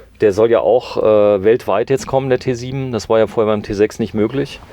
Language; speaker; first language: German; native; German